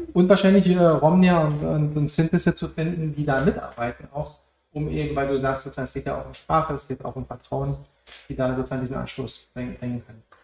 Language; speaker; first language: German; native; German